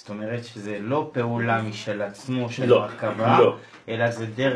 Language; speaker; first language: Hebrew; native; Hebrew